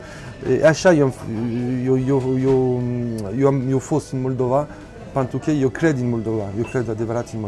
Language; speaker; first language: Romanian; non-native, learner; French